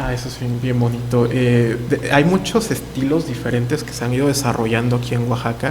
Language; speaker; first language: Spanish; native; Spanish